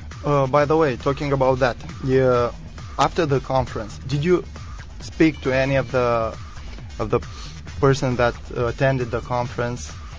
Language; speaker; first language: English; non-native, fluent; Romanian